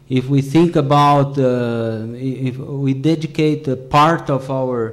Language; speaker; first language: English; non-native, fluent; Portuguese